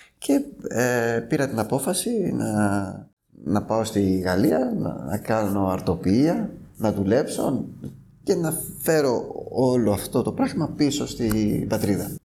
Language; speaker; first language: Greek; native; Greek